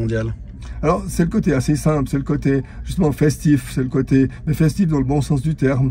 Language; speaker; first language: French; native; French